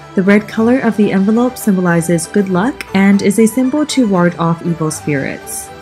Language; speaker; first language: English; native; English